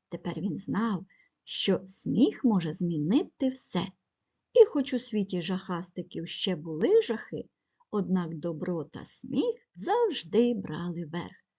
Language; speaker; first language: Ukrainian; native; Ukrainian